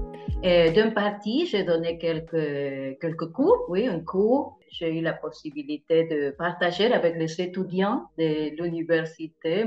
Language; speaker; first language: French; non-native, fluent; Spanish